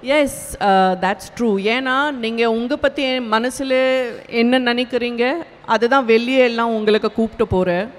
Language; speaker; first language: Tamil; non-native, learner; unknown